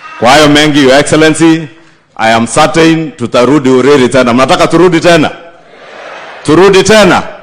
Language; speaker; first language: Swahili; non-native, local second language; Kikuyu